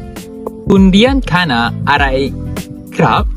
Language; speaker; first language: Thai; non-native, learner; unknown